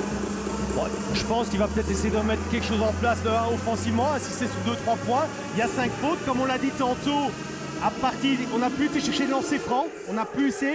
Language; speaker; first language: French; native; French